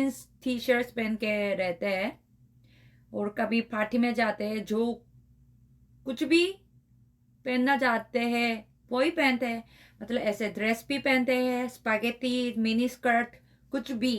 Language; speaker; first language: Hindi; non-native, learner; Korean